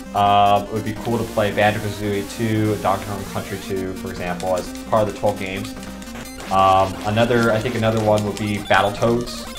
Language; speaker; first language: English; native; English